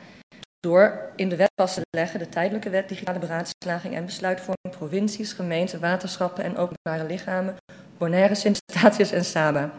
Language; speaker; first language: Dutch; native; Dutch